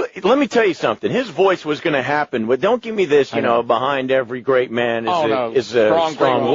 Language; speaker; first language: English; native; English